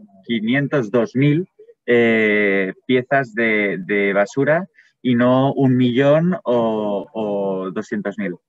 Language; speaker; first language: Spanish; native; Spanish